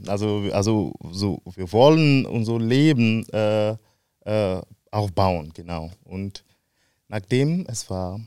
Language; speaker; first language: German; non-native, fluent; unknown